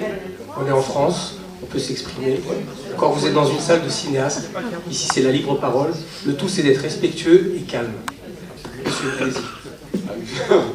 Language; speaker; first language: French; native; French